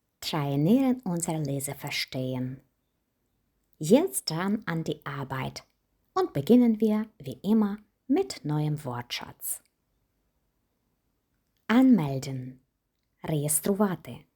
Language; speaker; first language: German; non-native, fluent; Ukrainian